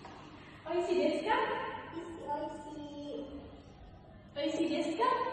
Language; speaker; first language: Japanese; non-native, learner; Indonesian